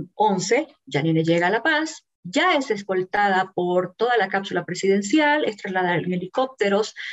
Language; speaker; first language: Spanish; native; Spanish